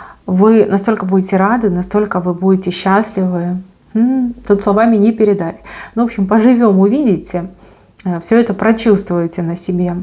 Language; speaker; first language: Russian; native; Russian